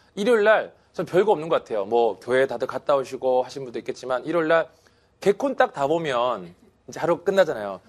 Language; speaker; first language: Korean; native; Korean